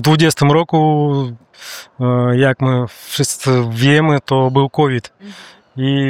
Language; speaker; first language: Polish; non-native, learner; Russian